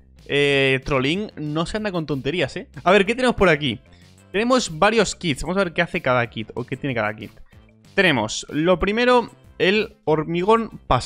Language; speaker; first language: Spanish; native; Spanish